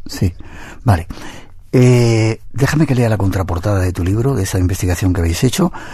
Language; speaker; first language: Spanish; native; Spanish